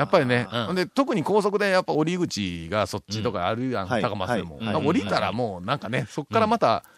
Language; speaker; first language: Japanese; native; Japanese